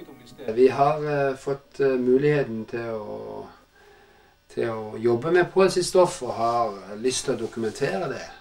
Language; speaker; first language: Norwegian; native; Norwegian